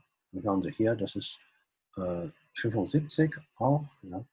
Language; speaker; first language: German; non-native, fluent; Chinese